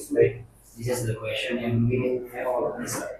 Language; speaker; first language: English; non-native, learner; Indonesian